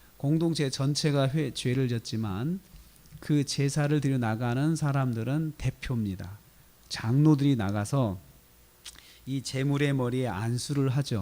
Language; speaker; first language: Korean; native; Korean